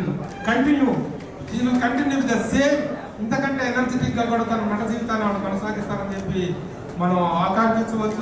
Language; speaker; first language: Telugu; native; Telugu